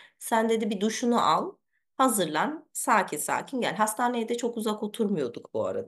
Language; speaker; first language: Turkish; early bilingual, heritage; Turkish